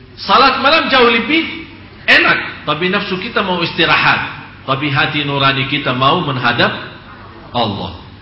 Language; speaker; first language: Indonesian; non-native, fluent; Arabic